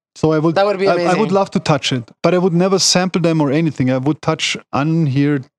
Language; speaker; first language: English; non-native, fluent; German